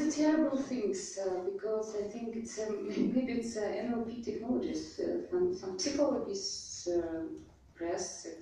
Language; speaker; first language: English; non-native, learner; Russian